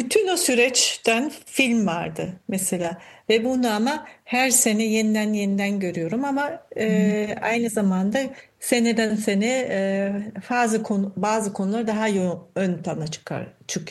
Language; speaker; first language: Turkish; non-native, fluent; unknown